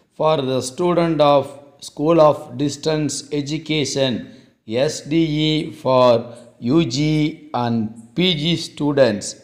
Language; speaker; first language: English; non-native, local second language; Tamil